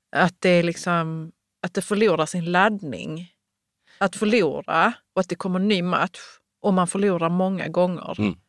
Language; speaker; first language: Swedish; native; Swedish